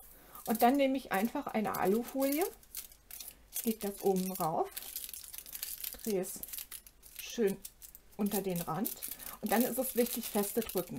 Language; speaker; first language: German; native; German